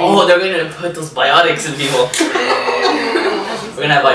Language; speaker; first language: English; native; English